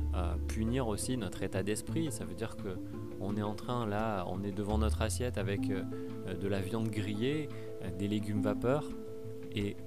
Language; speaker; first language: French; native; French